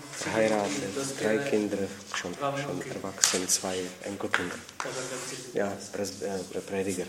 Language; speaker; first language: German; non-native, fluent; Czech